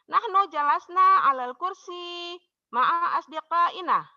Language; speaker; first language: Arabic; non-native, fluent; Indonesian